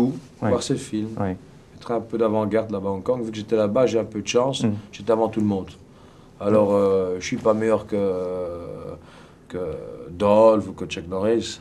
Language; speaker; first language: French; native; French